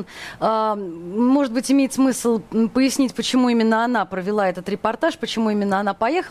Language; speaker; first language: Russian; native; Russian